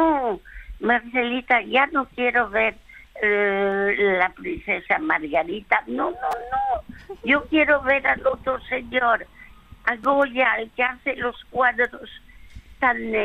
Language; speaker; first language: Spanish; early bilingual, other home language; French